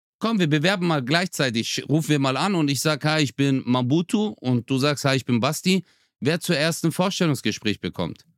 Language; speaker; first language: German; early bilingual, other home language; Turkish